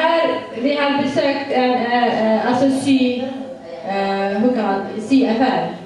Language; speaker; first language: Swedish; non-native, fluent; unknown